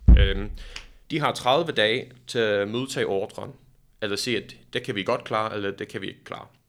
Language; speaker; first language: Danish; non-native, fluent; English